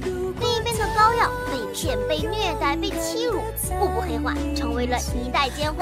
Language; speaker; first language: Chinese; native; Chinese